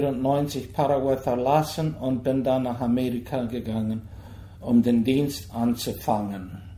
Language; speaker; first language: German; early bilingual, heritage; German